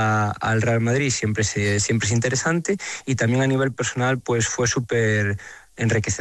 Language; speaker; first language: Spanish; native; Spanish